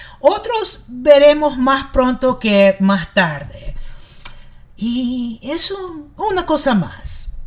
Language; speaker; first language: Spanish; early bilingual, heritage; English